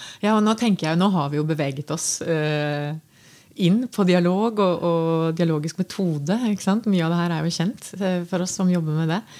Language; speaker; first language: Norwegian; native; Norwegian